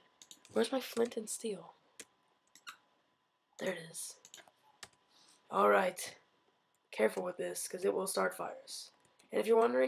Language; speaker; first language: English; native; English